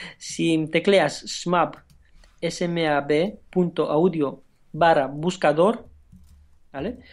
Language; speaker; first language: Spanish; non-native, fluent; Romanian